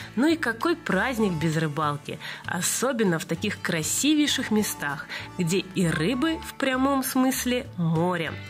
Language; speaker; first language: Russian; native; Russian